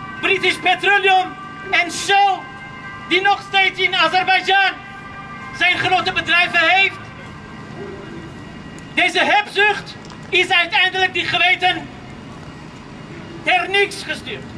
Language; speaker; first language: Dutch; non-native, fluent; Armenian